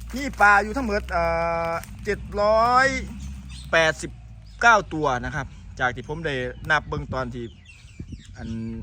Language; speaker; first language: Thai; native; Thai